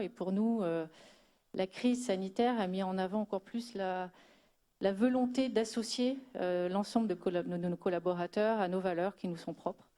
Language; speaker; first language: French; native; French